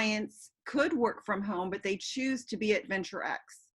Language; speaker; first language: English; native; English